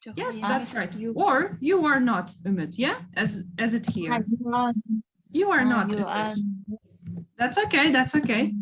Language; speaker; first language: English; non-native, fluent; Kyrgyz